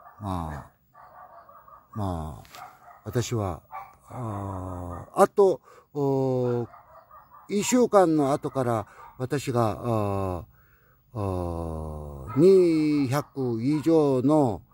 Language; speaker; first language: Japanese; non-native, learner; Korean